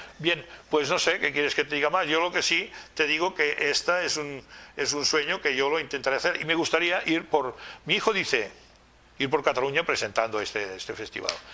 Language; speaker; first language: Spanish; non-native, local second language; Catalan